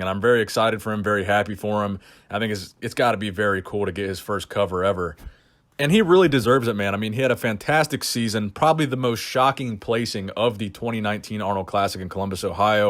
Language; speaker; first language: English; native; English